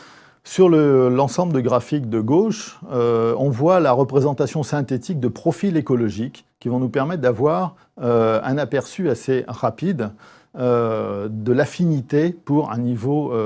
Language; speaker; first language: French; native; French